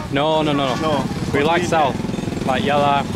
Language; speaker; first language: English; native; English